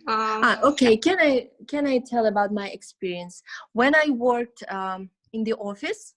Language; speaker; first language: English; non-native, learner; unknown